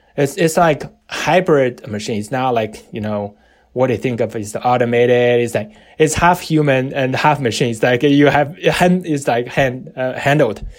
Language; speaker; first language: English; non-native, fluent; Chinese